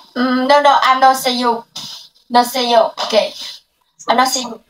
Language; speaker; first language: English; non-native, learner; Indonesian